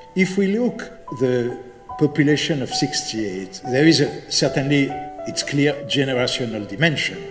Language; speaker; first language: English; non-native, fluent; French